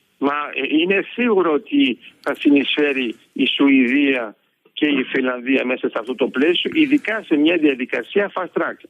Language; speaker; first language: Greek; early bilingual, heritage; Greek